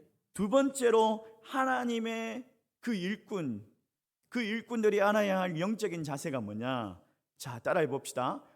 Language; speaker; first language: Korean; native; Korean